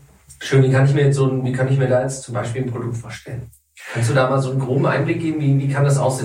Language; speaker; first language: German; native; German